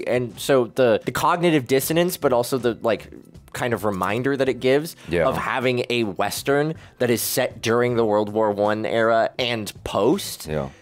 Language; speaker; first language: English; native; English